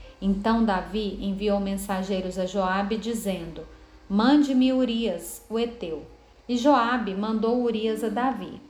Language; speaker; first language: Portuguese; native; Portuguese